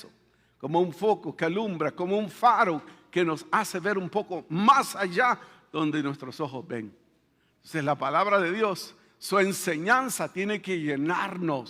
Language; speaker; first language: Spanish; native; Spanish